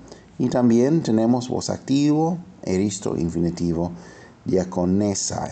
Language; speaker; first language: Spanish; non-native, fluent; English